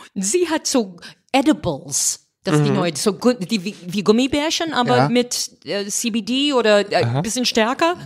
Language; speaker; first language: German; non-native, fluent; English